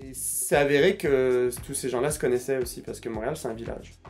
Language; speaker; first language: French; native; French